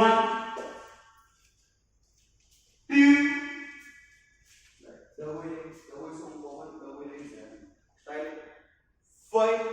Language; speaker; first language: Vietnamese; non-native, learner; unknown